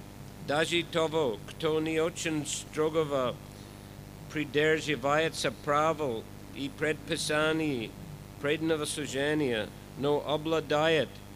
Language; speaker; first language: Russian; non-native, fluent; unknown